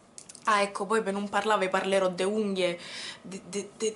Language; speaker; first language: Italian; native; Italian